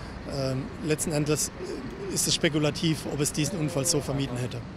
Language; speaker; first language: German; native; German